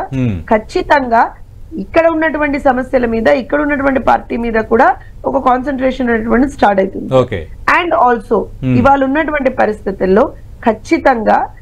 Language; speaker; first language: Telugu; native; Telugu